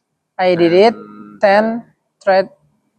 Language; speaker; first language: English; non-native, learner; Indonesian